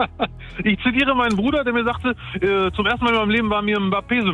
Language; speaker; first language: German; early bilingual, other home language; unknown